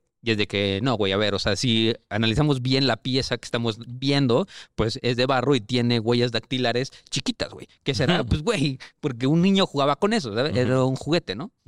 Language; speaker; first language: Spanish; native; Spanish